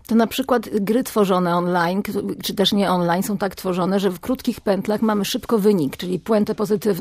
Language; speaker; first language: Polish; native; Polish